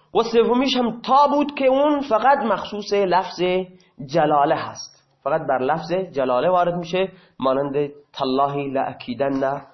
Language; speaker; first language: Persian; non-native, local second language; Baluchi